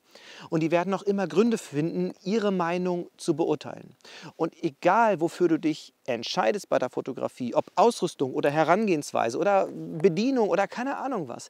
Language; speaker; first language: German; native; German